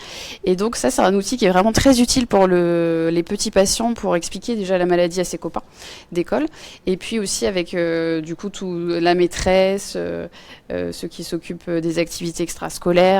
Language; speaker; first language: French; native; French